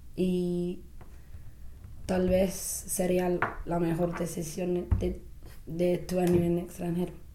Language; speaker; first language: Spanish; non-native, fluent; English